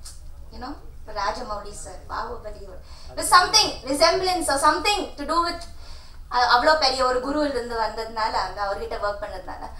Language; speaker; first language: Tamil; non-native, local second language; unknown